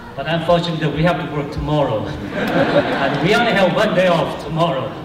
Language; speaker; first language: English; non-native, fluent; Chinese